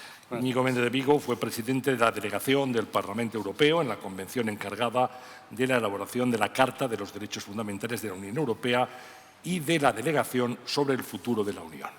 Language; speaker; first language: Spanish; native; Spanish